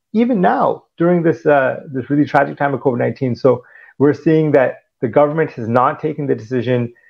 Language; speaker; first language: English; early bilingual, other home language; Punjabi